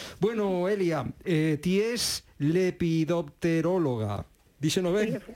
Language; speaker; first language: Galician; native; Galician